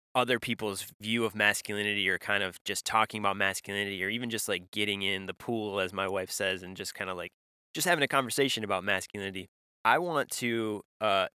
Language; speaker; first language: English; native; English